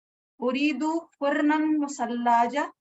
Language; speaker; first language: Arabic; non-native, learner; Urdu